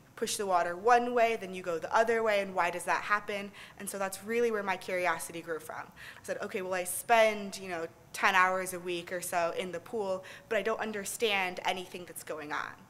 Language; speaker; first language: English; native; English